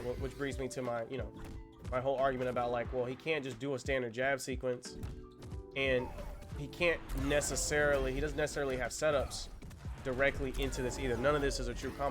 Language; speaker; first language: English; native; English